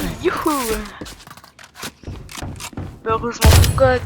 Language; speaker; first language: French; native; French